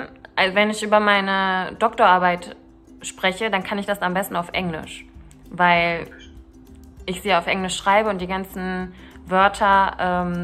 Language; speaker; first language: German; early bilingual, other home language; Turkish